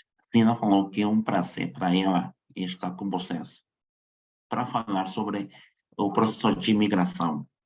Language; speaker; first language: Portuguese; non-native, fluent; Spanish